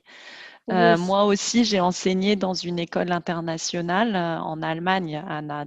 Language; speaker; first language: French; native; French